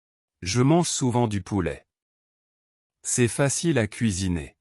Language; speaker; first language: French; non-native, local second language; Arabic